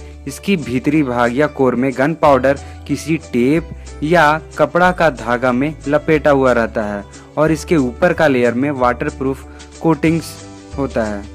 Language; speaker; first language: Hindi; native; Hindi